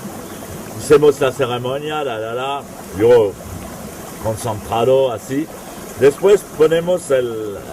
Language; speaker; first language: Spanish; non-native, fluent; French